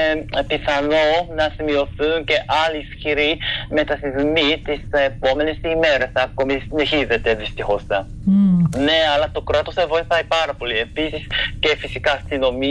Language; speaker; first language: Greek; non-native, fluent; Japanese